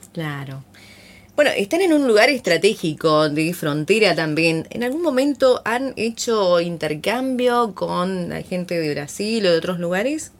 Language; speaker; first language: Spanish; native; Spanish